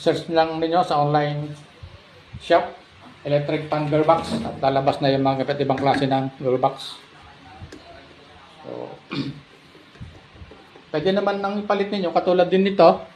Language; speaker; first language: Filipino; native; Filipino